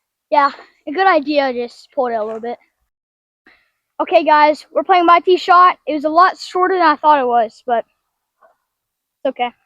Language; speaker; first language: English; native; English